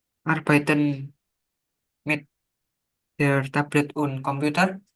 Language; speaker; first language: German; non-native, learner; Indonesian